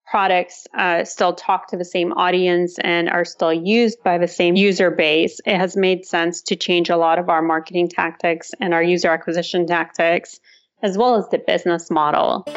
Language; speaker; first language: English; early bilingual, other home language; Russian